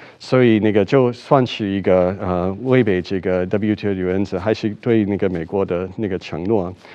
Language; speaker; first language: Chinese; non-native, fluent; English